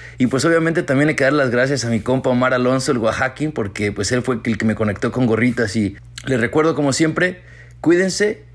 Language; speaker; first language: Spanish; native; Spanish